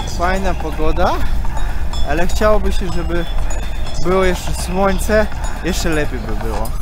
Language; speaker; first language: Polish; non-native, learner; Russian